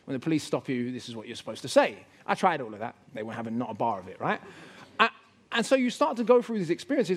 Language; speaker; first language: English; native; English